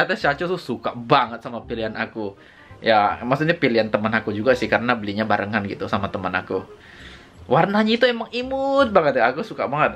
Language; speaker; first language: Indonesian; native; Indonesian